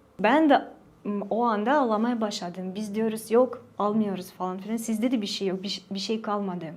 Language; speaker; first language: Turkish; non-native, fluent; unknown